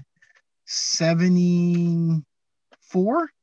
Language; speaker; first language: English; native; English